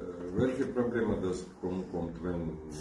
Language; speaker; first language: German; non-native, learner; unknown